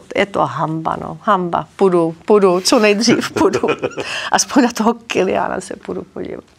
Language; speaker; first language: Czech; native; Czech